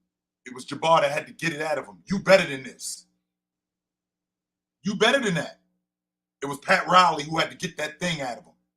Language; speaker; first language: English; native; English